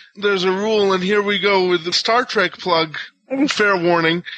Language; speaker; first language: English; non-native, fluent; Hebrew